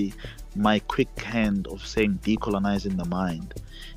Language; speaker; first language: English; non-native, local second language; Tswana